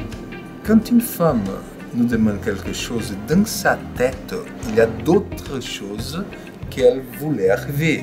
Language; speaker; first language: French; non-native, fluent; Portuguese